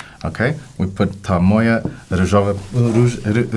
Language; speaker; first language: Polish; non-native, learner; English